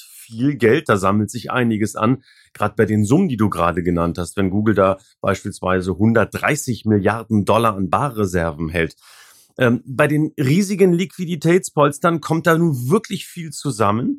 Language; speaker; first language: German; native; German